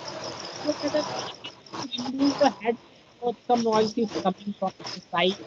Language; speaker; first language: English; non-native, learner; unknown